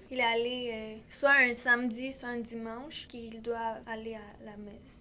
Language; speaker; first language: French; early bilingual, other home language; Spanish